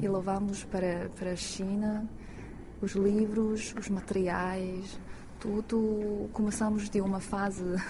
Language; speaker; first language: Portuguese; non-native, fluent; Chinese